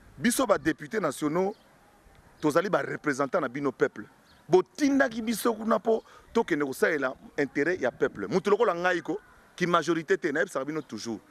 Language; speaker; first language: Lingala; non-native, local second language; Luba-Lulua